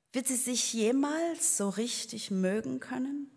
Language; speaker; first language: German; non-native, fluent; Portuguese